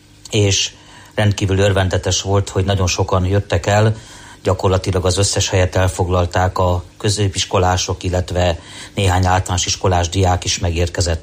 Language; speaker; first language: Hungarian; native; Hungarian